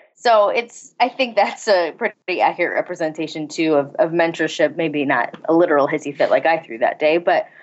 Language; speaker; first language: English; native; English